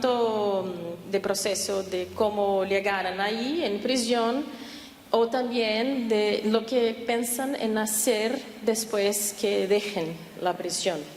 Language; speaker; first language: Spanish; non-native, fluent; Portuguese